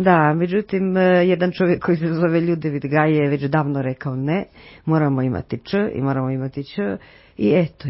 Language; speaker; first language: Croatian; native; Croatian